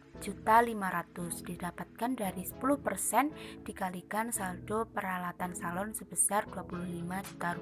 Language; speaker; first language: Indonesian; native; Indonesian